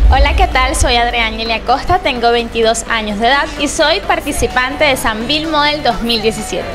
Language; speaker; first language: Spanish; native; Spanish